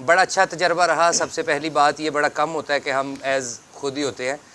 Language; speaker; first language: Urdu; non-native, local second language; Punjabi